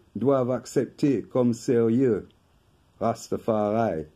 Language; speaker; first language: French; non-native, fluent; English